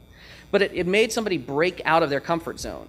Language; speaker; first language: English; native; English